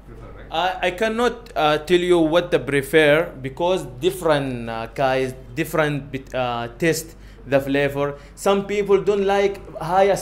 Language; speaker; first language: English; non-native, learner; Arabic